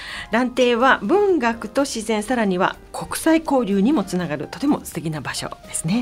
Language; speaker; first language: Japanese; native; Japanese